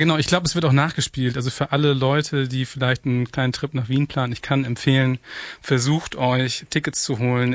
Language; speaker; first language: German; native; German